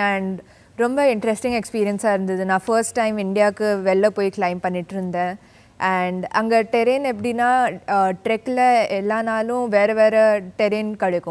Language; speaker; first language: Tamil; early bilingual, heritage; Tamil